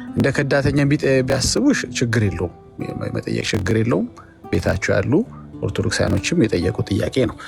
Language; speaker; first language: Amharic; native; Amharic